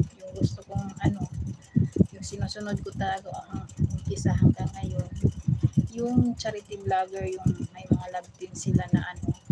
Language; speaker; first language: Filipino; non-native, local second language; Cebuano